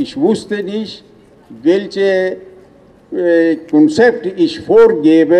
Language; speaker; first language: German; non-native, learner; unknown